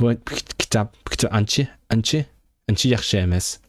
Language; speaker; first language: Uzbek; non-native, learner; Cantonese